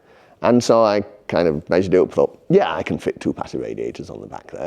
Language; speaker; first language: English; native; English